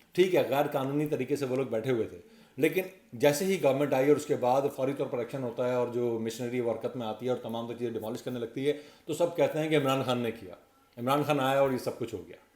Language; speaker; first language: Urdu; non-native, local second language; Punjabi